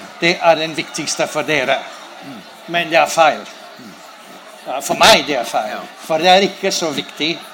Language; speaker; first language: Norwegian; non-native, learner; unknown